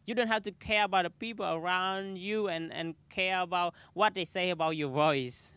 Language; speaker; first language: English; non-native, learner; Khmer